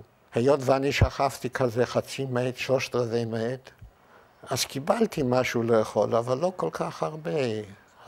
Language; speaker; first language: Hebrew; non-native, fluent; Yiddish